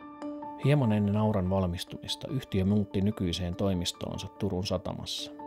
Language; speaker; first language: Finnish; native; Finnish